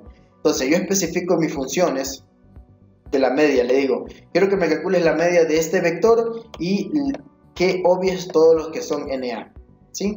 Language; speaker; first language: Spanish; native; Spanish